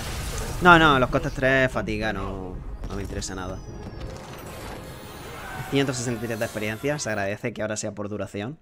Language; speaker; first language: Spanish; native; Spanish